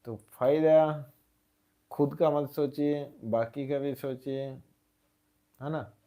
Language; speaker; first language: Hindi; non-native, local second language; Gujarati